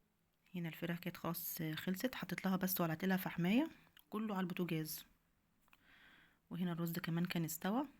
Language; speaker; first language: Arabic; native; Arabic